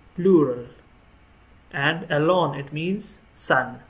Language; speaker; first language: English; non-native, local second language; Hindi